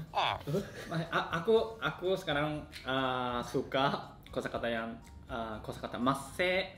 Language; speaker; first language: Indonesian; non-native, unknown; Japanese